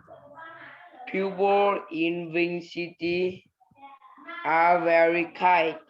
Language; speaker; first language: English; non-native, learner; Vietnamese